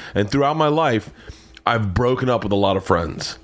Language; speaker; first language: English; native; English